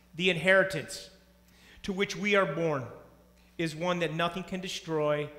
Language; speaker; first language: English; native; English